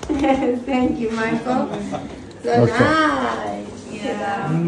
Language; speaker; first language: English; non-native, learner; Spanish